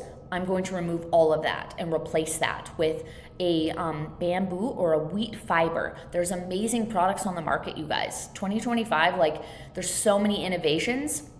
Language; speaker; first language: English; native; English